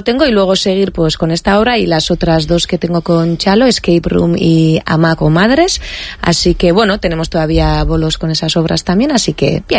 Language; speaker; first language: Spanish; native; Spanish